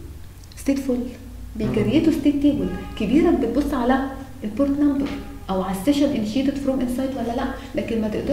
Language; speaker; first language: Arabic; native; Arabic